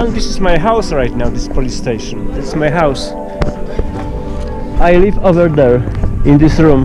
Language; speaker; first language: English; non-native, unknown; Polish